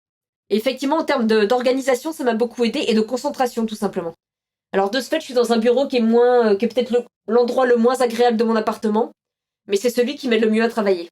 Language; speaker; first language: French; native; French